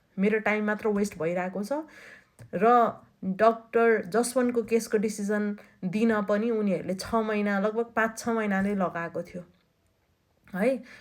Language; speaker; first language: Nepali; native; Nepali